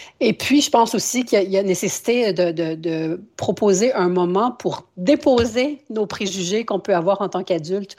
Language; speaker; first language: French; native; French